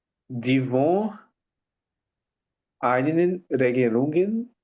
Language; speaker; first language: German; non-native, learner; Portuguese